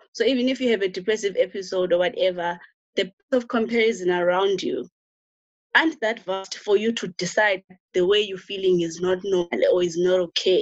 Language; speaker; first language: English; non-native, local second language; Xhosa